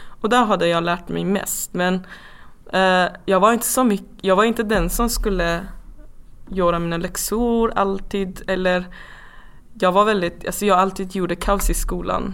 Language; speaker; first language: Swedish; non-native, fluent; Persian